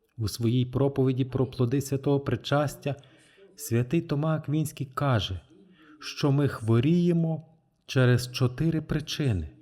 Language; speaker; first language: Ukrainian; non-native, fluent; French